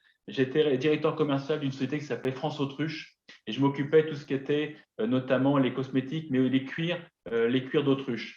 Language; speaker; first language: French; native; French